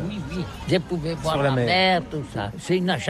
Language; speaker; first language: French; non-native, learner; Catalan